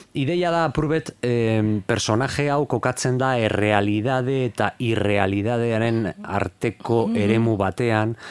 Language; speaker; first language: Basque; native; Basque